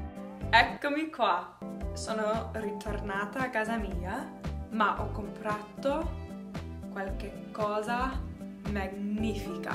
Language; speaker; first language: Italian; non-native, learner; English